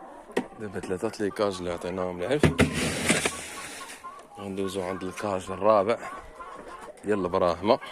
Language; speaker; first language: Arabic; native; Arabic